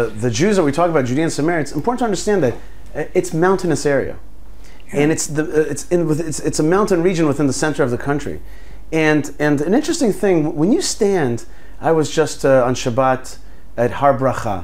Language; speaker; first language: English; early bilingual, other home language; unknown